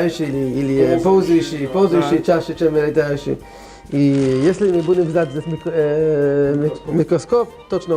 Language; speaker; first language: Russian; non-native, learner; Hebrew